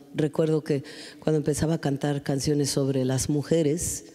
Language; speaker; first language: Spanish; native; Spanish